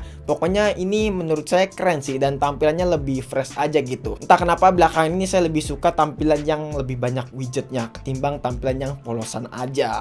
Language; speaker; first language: Indonesian; native; Indonesian